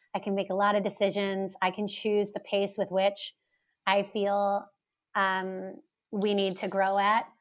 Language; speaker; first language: English; native; English